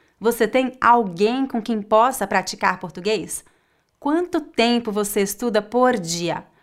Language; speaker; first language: Portuguese; native; Portuguese